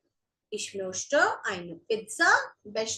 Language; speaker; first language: German; non-native, fluent; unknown